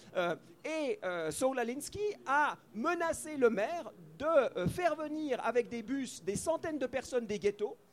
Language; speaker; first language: French; native; French